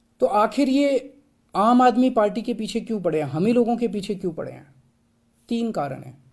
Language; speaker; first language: Hindi; native; Hindi